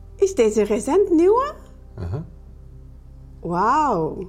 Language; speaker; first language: Dutch; non-native, fluent; Chinese